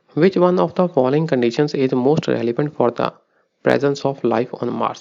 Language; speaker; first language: English; non-native, local second language; Punjabi